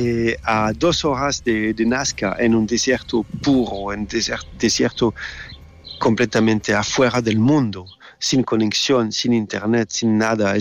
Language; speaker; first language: Spanish; non-native, learner; French